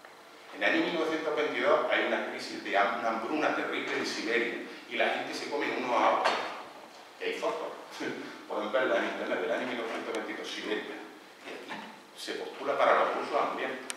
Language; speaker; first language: Spanish; native; Spanish